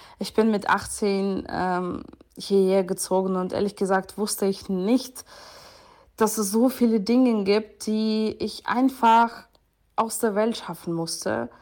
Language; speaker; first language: German; non-native, fluent; Ukrainian